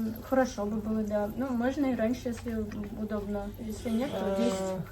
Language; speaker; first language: Russian; native; Russian